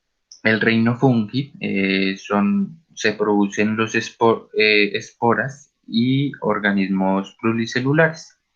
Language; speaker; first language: Spanish; native; Spanish